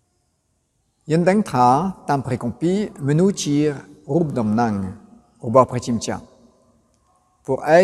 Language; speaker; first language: Khmer; non-native, fluent; French